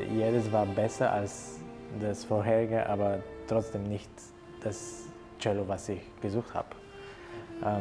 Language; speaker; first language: German; non-native, fluent; Bulgarian